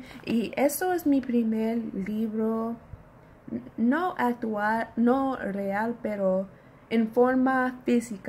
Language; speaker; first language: Spanish; non-native, learner; English